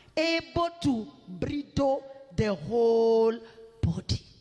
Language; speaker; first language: English; non-native, local second language; Swahili